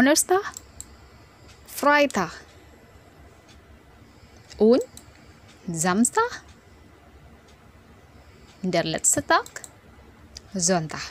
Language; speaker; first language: German; non-native, fluent; Indonesian